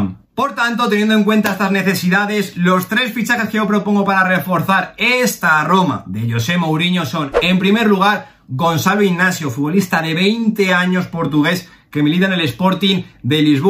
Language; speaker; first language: Spanish; native; Spanish